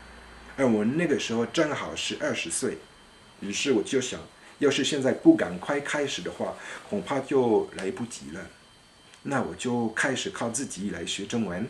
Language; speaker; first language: Chinese; non-native, fluent; French